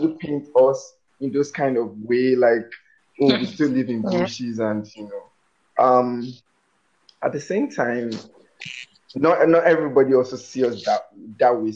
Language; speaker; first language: English; non-native, local second language; Yoruba